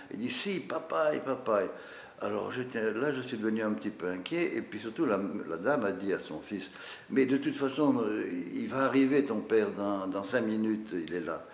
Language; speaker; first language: French; native; French